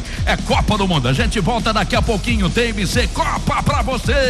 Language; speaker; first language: Portuguese; native; Portuguese